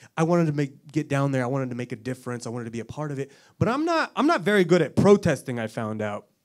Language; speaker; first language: English; native; English